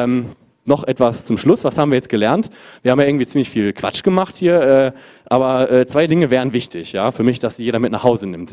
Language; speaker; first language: German; native; German